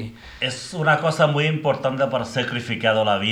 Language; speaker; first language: Spanish; non-native, learner; Bangla